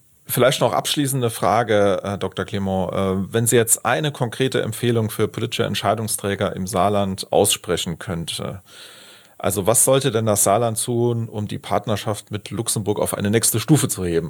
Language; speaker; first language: German; native; German